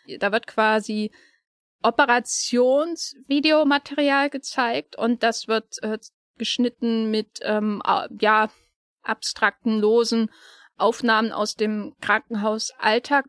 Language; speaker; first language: German; native; German